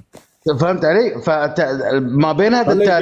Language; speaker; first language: Arabic; native; Arabic